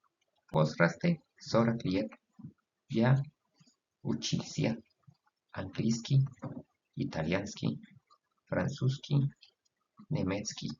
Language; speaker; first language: Russian; non-native, learner; Spanish